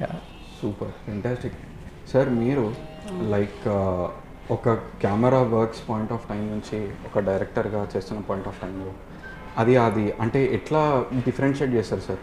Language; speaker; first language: Telugu; native; Telugu